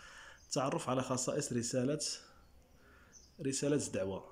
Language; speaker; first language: Arabic; native; Arabic